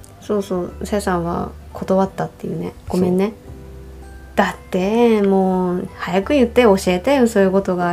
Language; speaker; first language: Japanese; native; Japanese